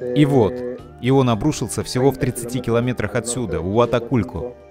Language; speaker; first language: Russian; non-native, fluent; Spanish